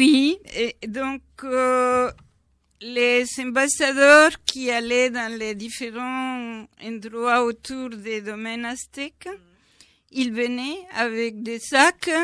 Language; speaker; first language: French; non-native, fluent; Spanish